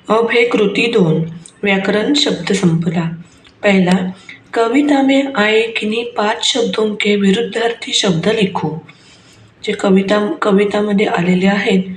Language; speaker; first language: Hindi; non-native, local second language; Marathi